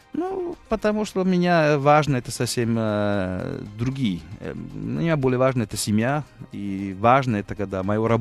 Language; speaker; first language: Russian; non-native, fluent; Italian